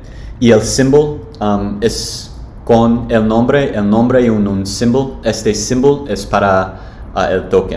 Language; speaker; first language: Spanish; non-native, learner; English